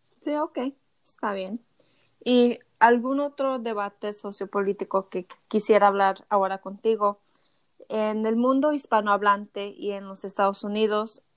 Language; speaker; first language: Spanish; early bilingual, heritage; Spanish